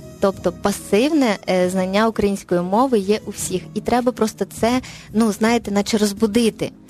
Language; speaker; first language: Ukrainian; non-native, local second language; Russian